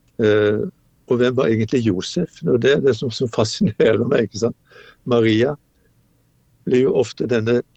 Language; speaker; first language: Norwegian; native; Norwegian